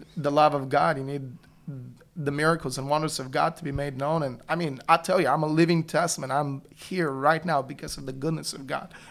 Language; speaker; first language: English; non-native, fluent; Bulgarian